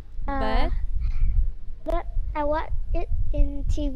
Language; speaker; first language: English; non-native, learner; Vietnamese